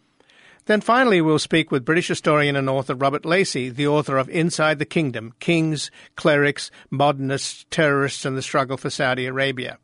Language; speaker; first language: English; native; English